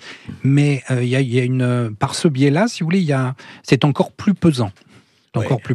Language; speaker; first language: French; native; French